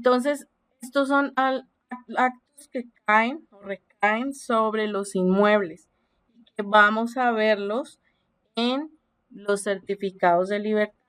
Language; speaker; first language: Spanish; native; Spanish